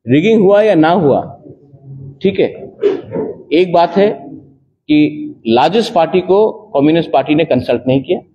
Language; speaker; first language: Hindi; non-native, local second language; Bangla